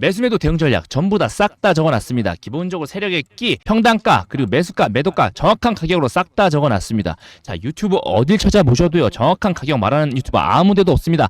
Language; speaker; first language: Korean; native; Korean